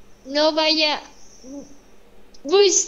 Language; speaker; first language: Russian; non-native, learner; Vietnamese